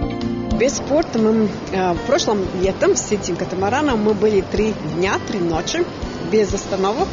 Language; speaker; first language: Russian; non-native, fluent; Latvian